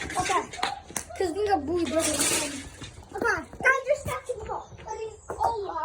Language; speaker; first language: Welsh; native; Welsh